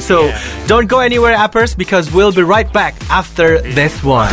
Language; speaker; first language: English; non-native, fluent; Javanese